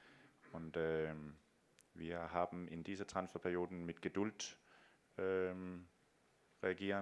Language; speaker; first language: German; non-native, fluent; Danish